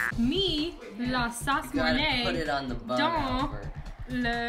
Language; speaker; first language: French; non-native, learner; English